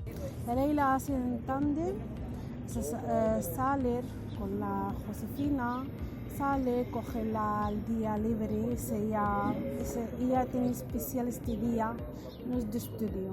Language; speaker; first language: Spanish; non-native, learner; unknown